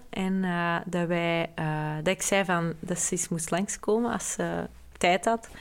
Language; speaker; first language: Dutch; native; Dutch